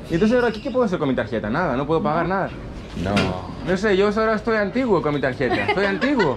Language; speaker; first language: Spanish; non-native, fluent; Greek